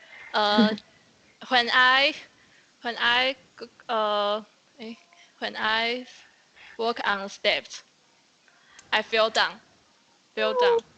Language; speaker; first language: English; non-native, learner; Chinese